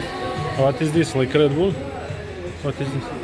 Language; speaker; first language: English; non-native, learner; Serbian